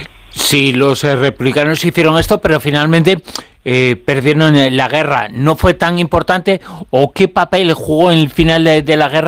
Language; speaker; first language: Spanish; native; Spanish